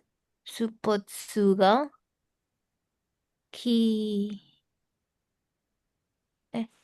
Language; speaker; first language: Japanese; non-native, learner; Indonesian